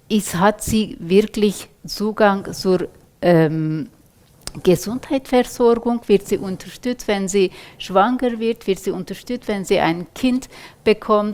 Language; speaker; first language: German; non-native, fluent; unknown